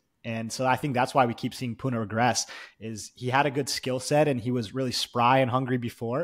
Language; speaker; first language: English; native; English